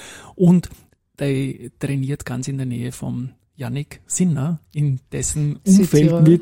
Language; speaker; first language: German; native; German